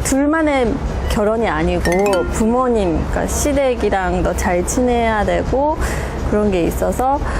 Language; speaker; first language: Korean; non-native, fluent; English